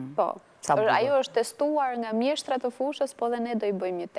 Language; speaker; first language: Albanian; native; Albanian